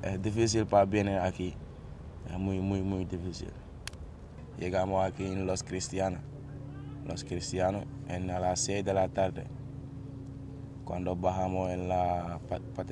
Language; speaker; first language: Spanish; non-native, learner; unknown